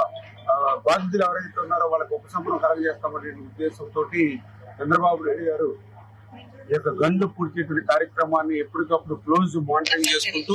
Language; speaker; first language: Telugu; native; Telugu